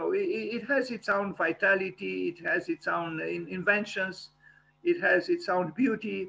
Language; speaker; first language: English; non-native, fluent; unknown